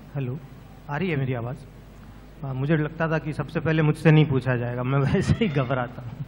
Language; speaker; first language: Hindi; native; Hindi